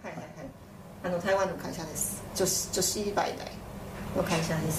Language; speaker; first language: Japanese; non-native, fluent; Chinese